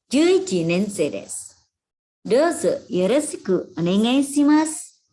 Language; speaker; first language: Japanese; non-native, fluent; Indonesian